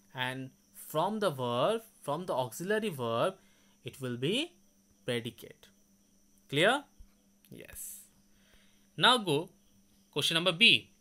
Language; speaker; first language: English; non-native, local second language; Bangla